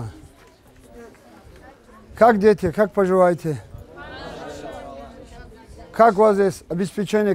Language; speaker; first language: Russian; non-native, local second language; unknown